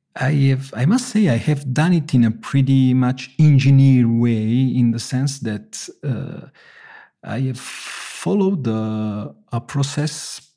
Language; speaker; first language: English; non-native, fluent; Italian